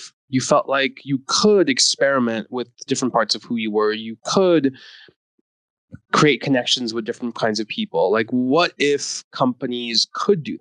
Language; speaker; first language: English; native; English